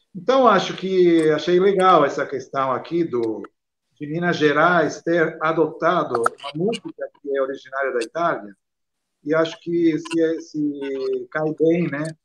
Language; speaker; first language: Portuguese; non-native, fluent; Italian